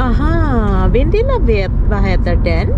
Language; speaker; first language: Swedish; non-native, learner; Filipino